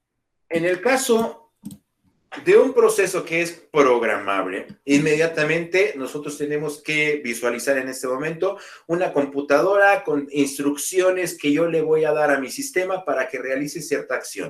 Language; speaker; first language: Spanish; native; Spanish